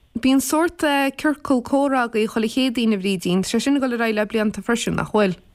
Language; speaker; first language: Irish; native; Irish